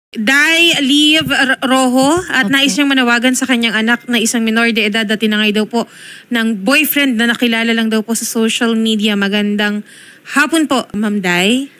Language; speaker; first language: Filipino; native; Filipino